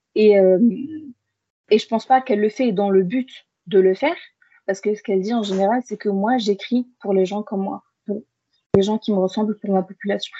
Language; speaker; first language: French; early bilingual, other home language; Arabic